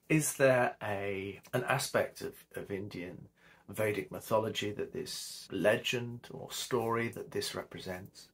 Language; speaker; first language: English; native; English